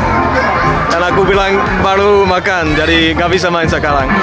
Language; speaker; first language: Indonesian; non-native, learner; English